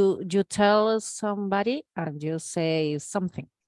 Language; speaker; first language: English; non-native, learner; Spanish